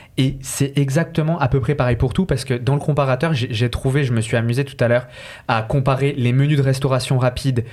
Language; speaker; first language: French; native; French